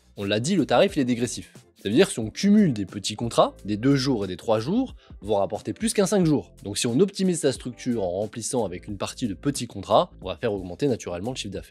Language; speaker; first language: French; native; French